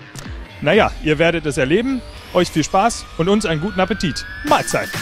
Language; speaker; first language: German; native; German